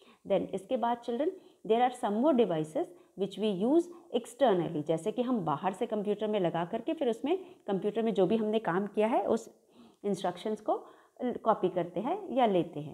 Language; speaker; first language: Hindi; native; Hindi